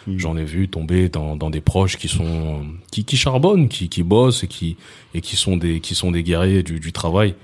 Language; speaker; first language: French; early bilingual, other home language; Lingala